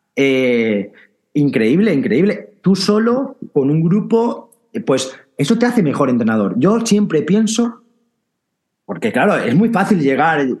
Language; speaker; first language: Spanish; native; Spanish